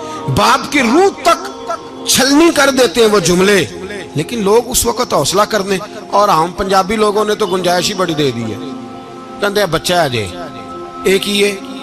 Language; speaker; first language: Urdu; non-native, local second language; Punjabi